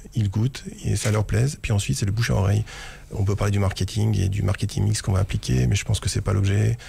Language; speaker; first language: French; non-native, fluent; Romanian